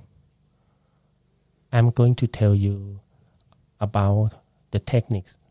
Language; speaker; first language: English; non-native, learner; Thai